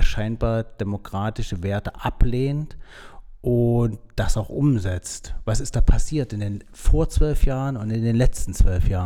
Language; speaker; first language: German; native; German